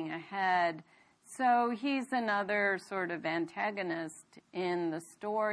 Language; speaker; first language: English; native; English